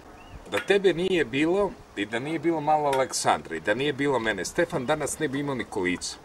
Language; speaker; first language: Serbian; native; Serbian